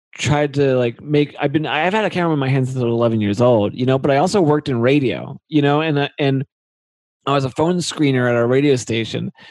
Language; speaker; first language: English; native; English